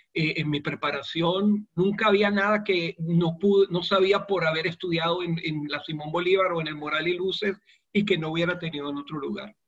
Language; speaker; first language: Spanish; native; Spanish